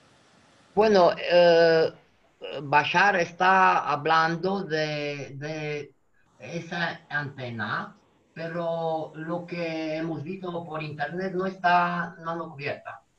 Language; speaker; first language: Spanish; non-native, fluent; Romanian